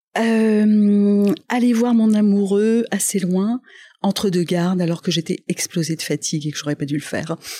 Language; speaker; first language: French; non-native, local second language; Arabic